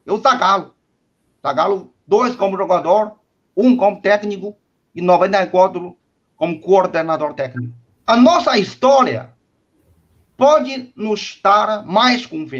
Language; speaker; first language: Portuguese; non-native, fluent; Chinese